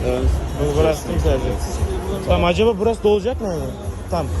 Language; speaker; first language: Turkish; non-native, learner; Kazakh